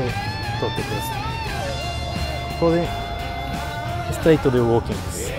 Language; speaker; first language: Japanese; non-native, learner; Spanish